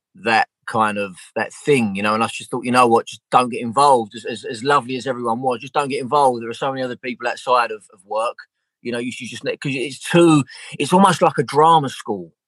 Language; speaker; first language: English; native; English